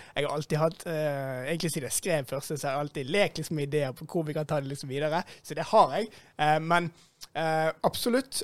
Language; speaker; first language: Norwegian; native; Norwegian